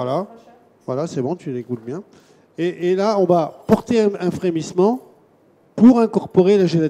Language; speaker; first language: French; native; French